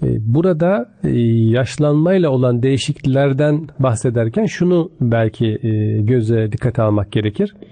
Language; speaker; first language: Turkish; native; Turkish